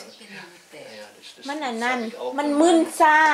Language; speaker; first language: German; non-native, learner; Thai